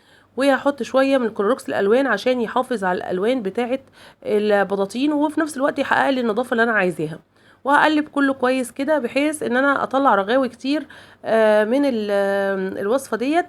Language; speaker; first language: Arabic; native; Arabic